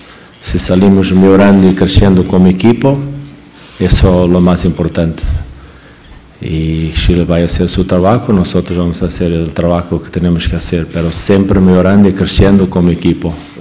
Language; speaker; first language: Spanish; non-native, fluent; Portuguese